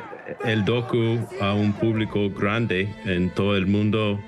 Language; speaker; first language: Spanish; non-native, fluent; English